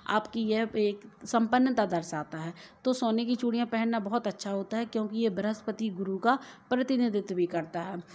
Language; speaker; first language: Hindi; native; Hindi